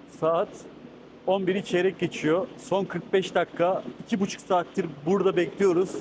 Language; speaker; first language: Turkish; early bilingual, heritage; Turkish